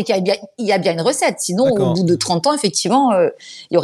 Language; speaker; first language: French; native; French